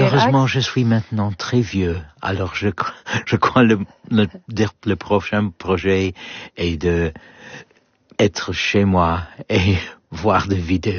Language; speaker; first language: French; non-native, learner; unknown